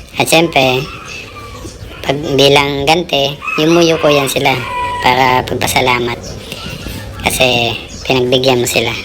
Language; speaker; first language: Filipino; native; Filipino